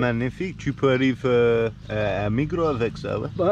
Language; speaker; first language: French; non-native, learner; English